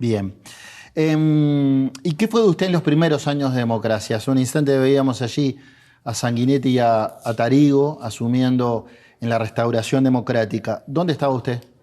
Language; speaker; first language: Spanish; native; Spanish